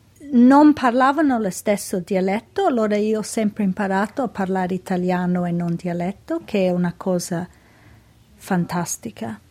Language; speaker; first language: Italian; early bilingual, heritage; Italian